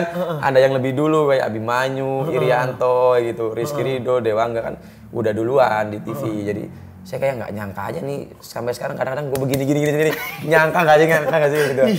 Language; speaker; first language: Indonesian; native; Indonesian